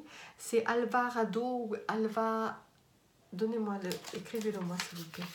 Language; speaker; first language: French; native; French